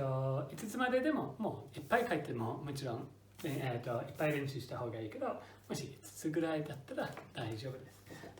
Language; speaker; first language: Japanese; non-native, fluent; English